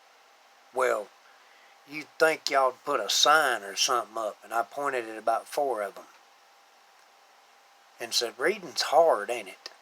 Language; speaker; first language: English; native; English